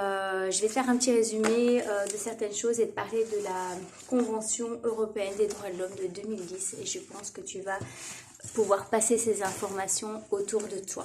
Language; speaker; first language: French; native; French